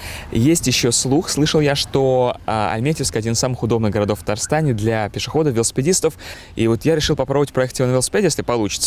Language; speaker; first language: Russian; native; Russian